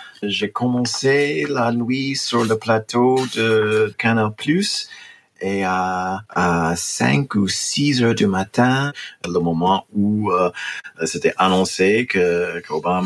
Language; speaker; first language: French; non-native, fluent; English